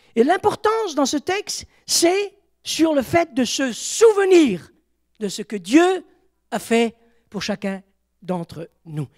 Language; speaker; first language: French; native; French